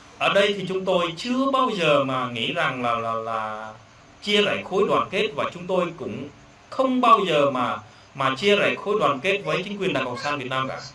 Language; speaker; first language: Vietnamese; non-native, local second language; Jarai